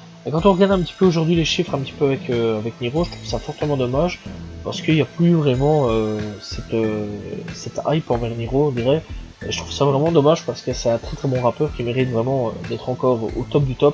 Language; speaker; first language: French; native; French